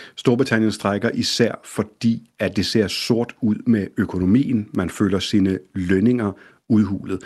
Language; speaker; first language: Danish; native; Danish